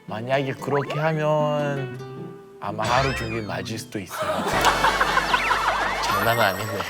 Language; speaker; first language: Korean; non-native, fluent; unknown